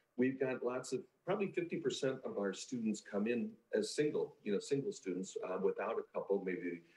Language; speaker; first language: English; native; English